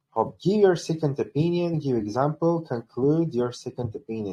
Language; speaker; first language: English; non-native, fluent; Uzbek